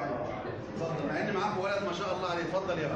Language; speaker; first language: Arabic; native; Arabic